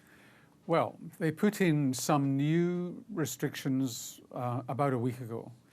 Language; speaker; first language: English; native; English